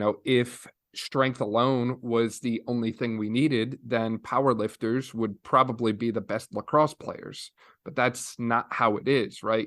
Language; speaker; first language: English; native; English